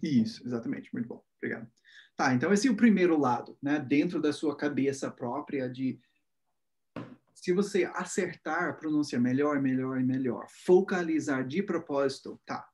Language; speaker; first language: Portuguese; non-native, fluent; English